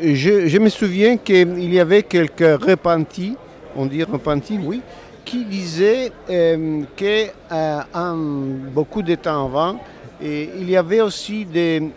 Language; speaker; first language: French; non-native, learner; Italian